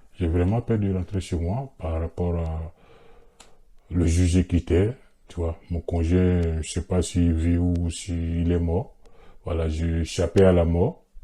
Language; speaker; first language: French; non-native, local second language; Bambara